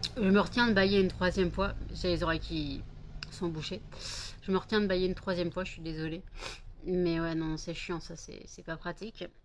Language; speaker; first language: French; native; French